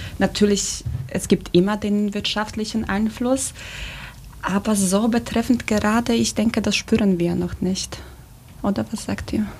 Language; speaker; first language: German; non-native, fluent; Polish